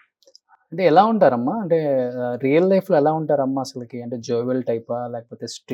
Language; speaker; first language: Telugu; native; Telugu